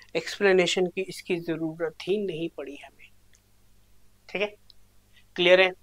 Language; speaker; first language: Hindi; non-native, local second language; Marathi